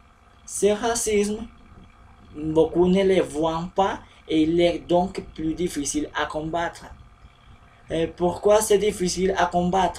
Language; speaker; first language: French; non-native, learner; Spanish